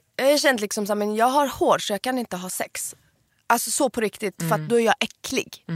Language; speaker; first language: Swedish; early bilingual, other home language; Persian